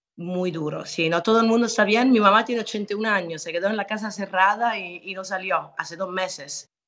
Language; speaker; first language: Spanish; non-native, fluent; Italian